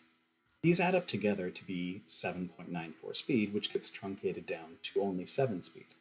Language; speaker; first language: English; native; English